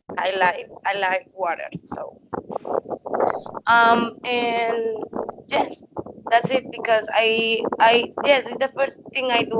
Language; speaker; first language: English; non-native, learner; Spanish